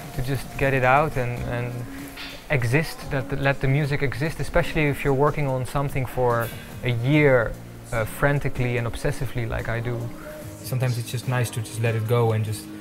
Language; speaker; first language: English; non-native, fluent; Dutch